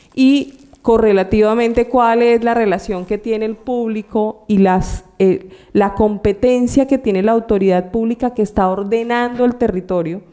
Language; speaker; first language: Spanish; native; Spanish